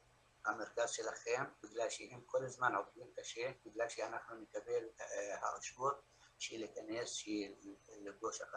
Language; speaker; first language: Hebrew; non-native, local second language; Arabic